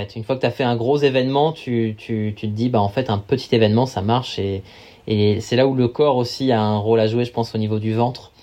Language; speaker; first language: French; native; French